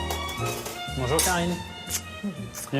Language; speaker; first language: French; native; French